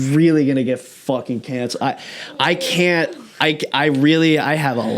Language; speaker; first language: English; native; English